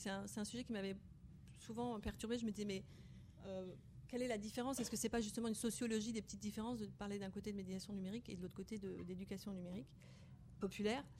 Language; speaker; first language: French; native; French